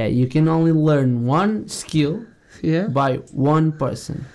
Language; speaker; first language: English; non-native, fluent; Portuguese